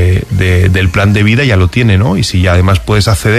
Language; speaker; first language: Spanish; native; Spanish